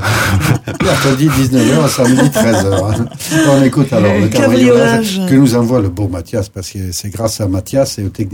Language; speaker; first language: French; native; French